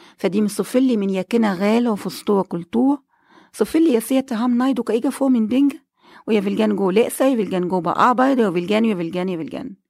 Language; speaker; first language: Danish; non-native, learner; Arabic